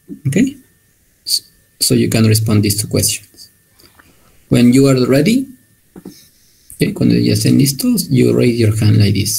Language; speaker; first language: English; non-native, learner; Spanish